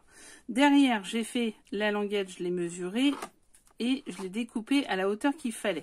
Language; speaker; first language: French; native; French